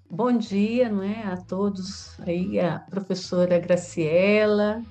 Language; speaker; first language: Portuguese; native; Portuguese